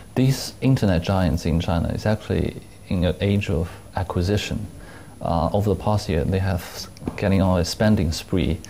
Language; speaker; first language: English; non-native, fluent; Chinese